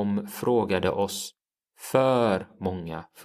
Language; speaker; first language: Swedish; non-native, fluent; English